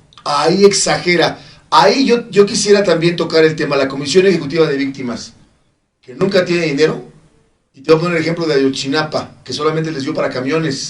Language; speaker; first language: Spanish; native; Spanish